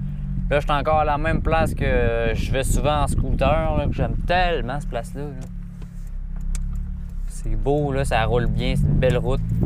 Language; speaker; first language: French; native; French